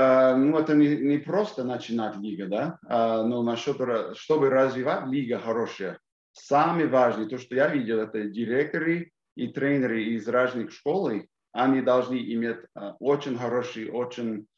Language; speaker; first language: Russian; non-native, fluent; English